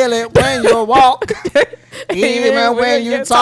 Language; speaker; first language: English; native; English